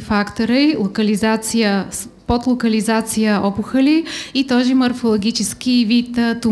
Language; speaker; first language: Russian; non-native, learner; Bulgarian